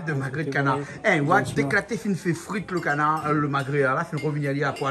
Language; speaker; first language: French; native; French